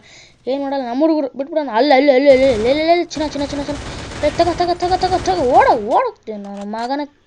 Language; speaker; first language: Kannada; native; Kannada